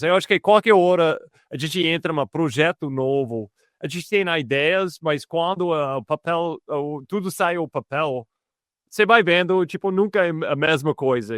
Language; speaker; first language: Portuguese; non-native, fluent; English